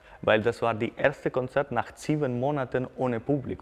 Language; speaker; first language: German; non-native, fluent; Spanish